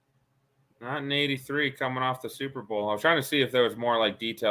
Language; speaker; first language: English; native; English